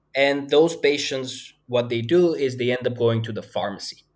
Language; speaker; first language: English; non-native, fluent; Bulgarian